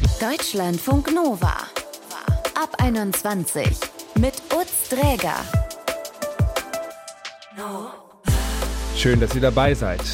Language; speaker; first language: German; native; German